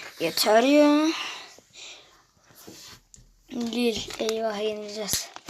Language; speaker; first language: Turkish; native; Turkish